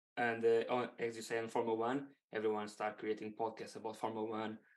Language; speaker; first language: English; non-native, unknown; Portuguese